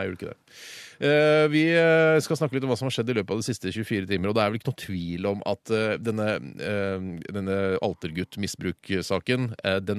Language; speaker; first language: Norwegian; native; Norwegian